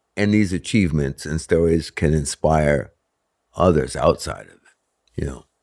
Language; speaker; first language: English; native; English